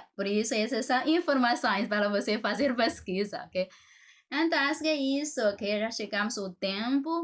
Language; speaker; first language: Portuguese; non-native, fluent; Chinese